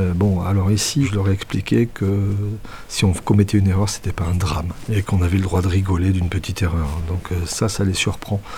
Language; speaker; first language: French; native; French